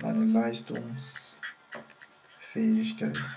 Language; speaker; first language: German; non-native, fluent; French